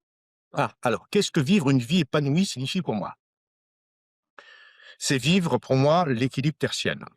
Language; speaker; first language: French; native; French